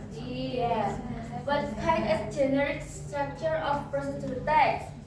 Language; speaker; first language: English; non-native, learner; Indonesian